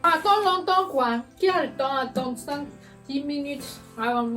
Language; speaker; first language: French; non-native, learner; Chinese